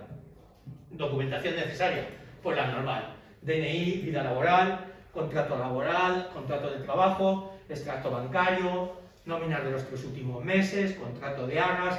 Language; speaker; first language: Spanish; native; Spanish